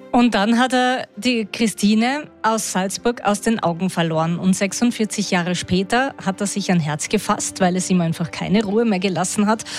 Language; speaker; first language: German; native; German